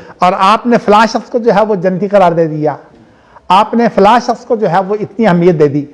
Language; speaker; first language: Urdu; non-native, local second language; Punjabi